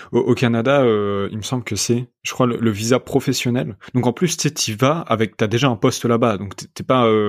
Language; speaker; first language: French; native; French